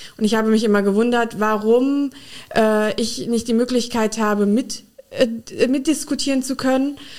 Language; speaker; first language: German; early bilingual, other home language; Urdu